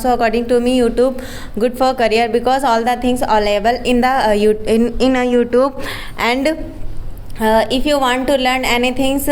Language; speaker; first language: English; non-native, learner; Hindi